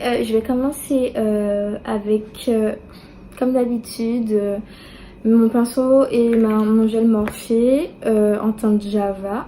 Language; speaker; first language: French; native; French